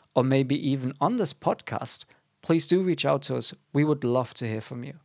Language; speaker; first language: English; non-native, fluent; German